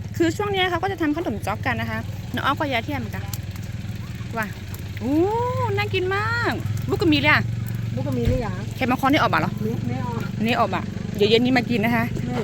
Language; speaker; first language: Thai; non-native, local second language; S'gaw Karen